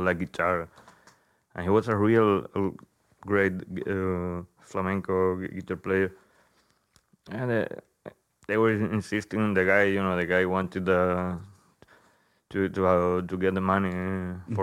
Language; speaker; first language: English; non-native, fluent; Spanish